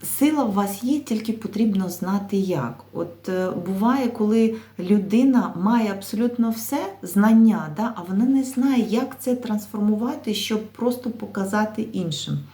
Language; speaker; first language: Ukrainian; native; Ukrainian